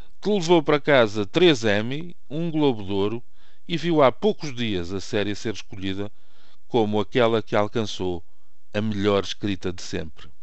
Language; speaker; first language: Portuguese; native; Portuguese